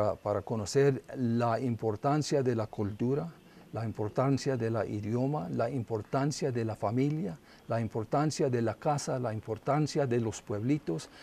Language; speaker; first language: Spanish; non-native, local second language; English